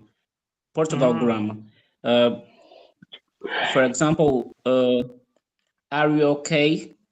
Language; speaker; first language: English; non-native, fluent; Portuguese